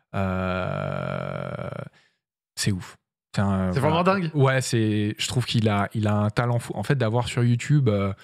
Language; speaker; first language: French; native; French